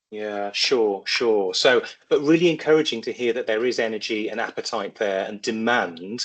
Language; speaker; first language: English; native; English